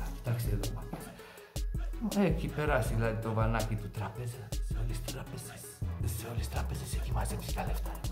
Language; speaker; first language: Greek; non-native, fluent; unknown